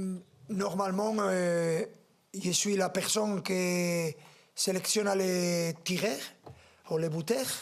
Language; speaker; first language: French; non-native, fluent; Spanish